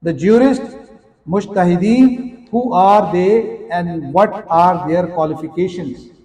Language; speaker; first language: English; non-native, local second language; Urdu